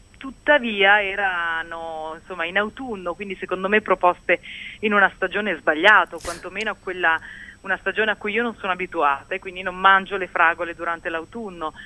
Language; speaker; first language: Italian; early bilingual, heritage; Italian